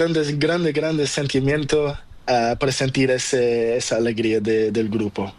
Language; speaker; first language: Spanish; non-native, learner; Portuguese